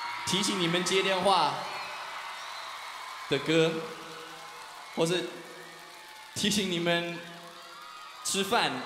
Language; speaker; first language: Chinese; early bilingual, heritage; English